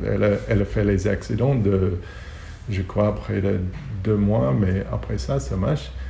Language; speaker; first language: French; non-native, learner; Hebrew